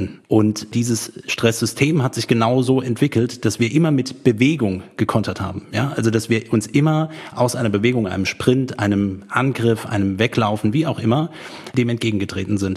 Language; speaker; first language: German; native; German